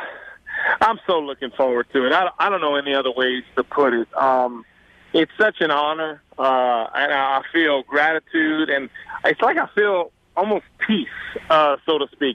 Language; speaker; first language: English; native; English